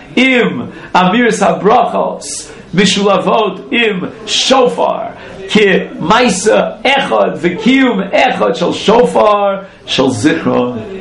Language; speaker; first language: Hebrew; non-native, fluent; English